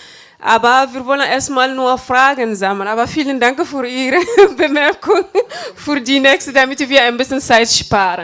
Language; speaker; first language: German; non-native, fluent; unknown